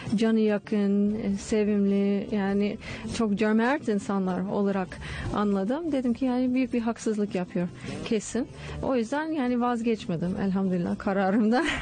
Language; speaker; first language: Turkish; non-native, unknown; English